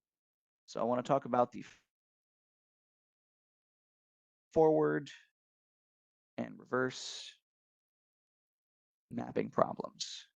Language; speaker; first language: English; native; English